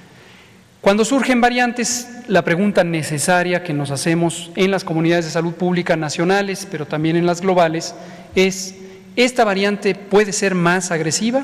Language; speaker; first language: Spanish; native; Spanish